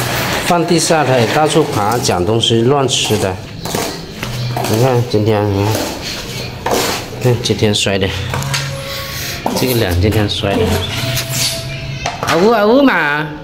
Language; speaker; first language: Chinese; native; Chinese